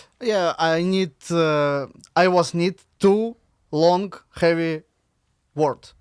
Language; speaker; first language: English; non-native, learner; Russian